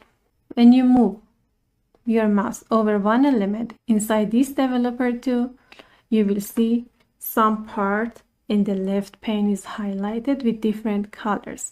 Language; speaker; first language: English; non-native, fluent; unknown